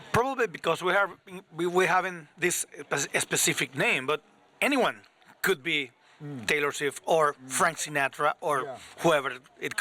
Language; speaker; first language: English; non-native, fluent; Spanish